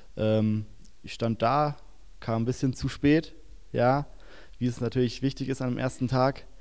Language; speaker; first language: German; native; German